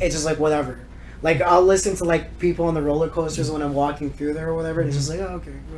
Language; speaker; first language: English; native; English